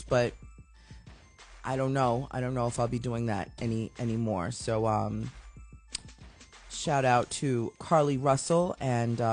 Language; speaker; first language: English; native; English